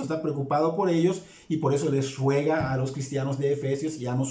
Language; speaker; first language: Spanish; native; Spanish